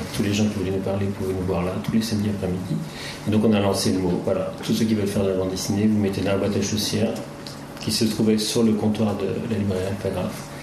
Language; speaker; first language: French; native; French